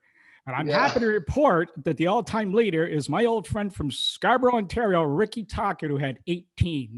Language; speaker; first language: English; native; English